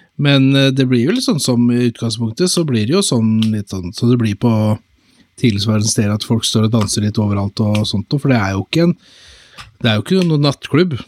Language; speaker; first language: Norwegian; native; Norwegian